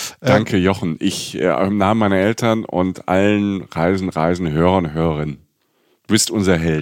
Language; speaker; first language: German; native; German